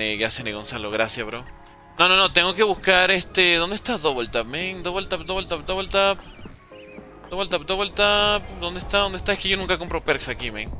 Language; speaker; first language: Spanish; native; Spanish